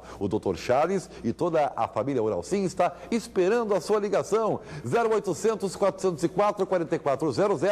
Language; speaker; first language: Portuguese; native; Portuguese